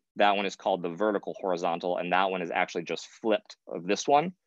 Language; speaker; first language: English; native; English